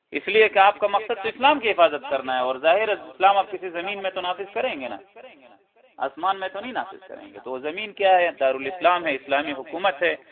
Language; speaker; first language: Urdu; non-native, local second language; Pashto